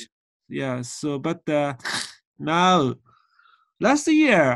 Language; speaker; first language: English; non-native, learner; Japanese